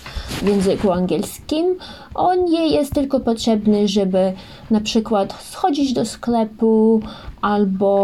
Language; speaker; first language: Polish; early bilingual, heritage; Ukrainian